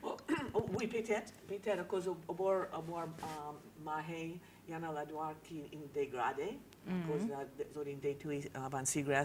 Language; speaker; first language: Haitian Creole; non-native, fluent; English